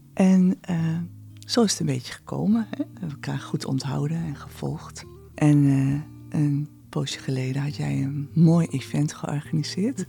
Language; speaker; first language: Dutch; native; Dutch